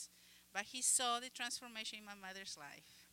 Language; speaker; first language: English; non-native, fluent; Spanish